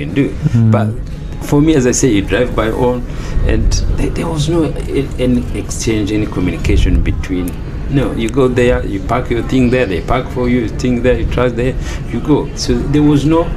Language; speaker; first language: English; non-native, local second language; Kinyarwanda